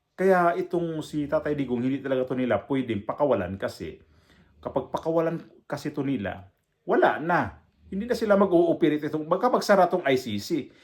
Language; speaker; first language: Filipino; non-native, local second language; Cebuano